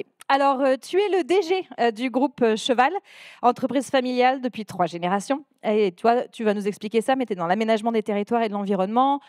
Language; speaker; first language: French; native; French